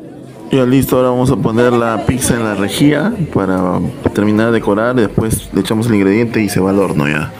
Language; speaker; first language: Spanish; native; Spanish